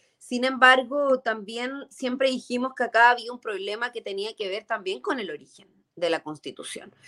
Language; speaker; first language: Spanish; native; Spanish